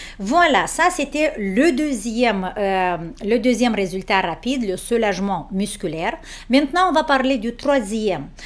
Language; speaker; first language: French; non-native, fluent; Romanian